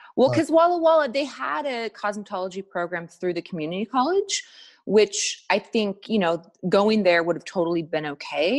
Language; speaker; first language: English; native; English